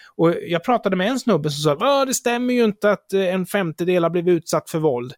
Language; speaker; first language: Swedish; native; Swedish